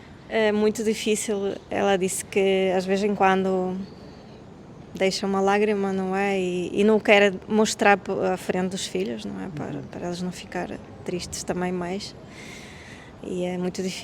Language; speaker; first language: Portuguese; non-native, fluent; Ukrainian